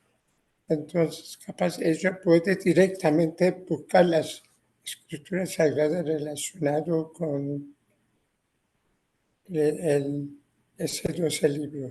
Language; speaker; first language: Spanish; non-native, fluent; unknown